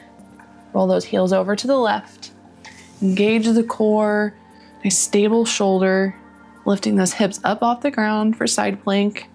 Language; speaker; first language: English; native; English